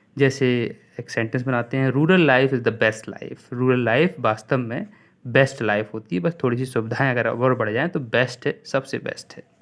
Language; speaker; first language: Hindi; native; Hindi